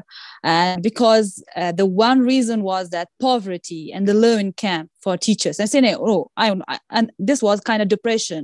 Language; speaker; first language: English; non-native, fluent; Persian